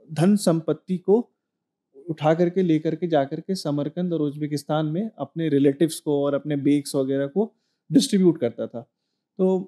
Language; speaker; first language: Hindi; native; Hindi